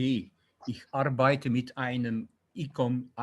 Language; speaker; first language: German; non-native, learner; English